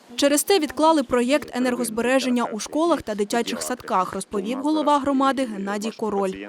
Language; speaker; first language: Ukrainian; native; Ukrainian